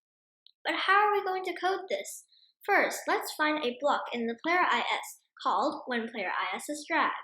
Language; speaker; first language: English; non-native, fluent; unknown